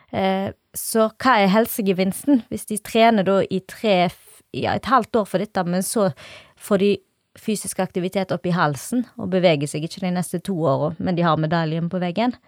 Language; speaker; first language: Norwegian; native; Norwegian